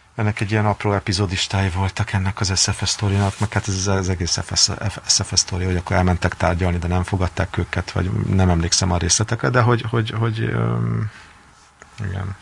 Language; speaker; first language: Hungarian; native; Hungarian